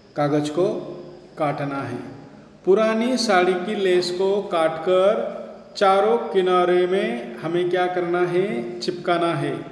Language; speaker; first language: Hindi; non-native, local second language; Marathi